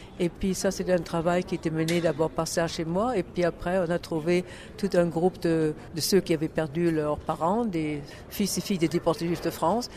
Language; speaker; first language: French; non-native, fluent; German